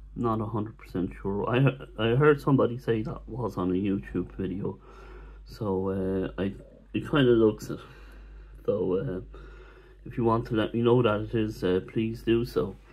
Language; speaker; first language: English; native; English